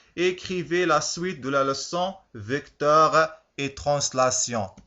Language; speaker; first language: French; non-native, local second language; Arabic